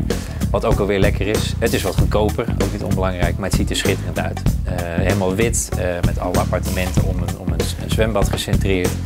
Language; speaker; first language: Dutch; native; Dutch